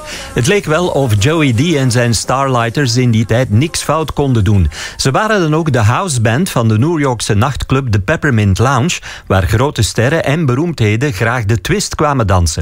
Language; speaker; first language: Dutch; native; Dutch